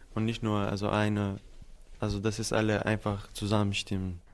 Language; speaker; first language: German; non-native, fluent; Arabic